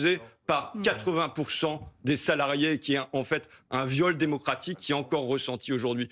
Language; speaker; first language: French; native; French